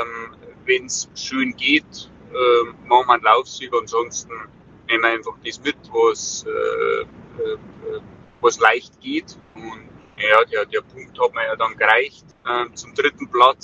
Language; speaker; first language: German; native; German